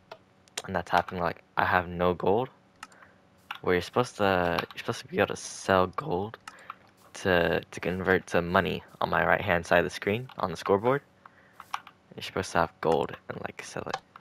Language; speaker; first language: English; native; English